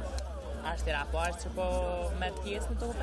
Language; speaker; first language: Albanian; native; Albanian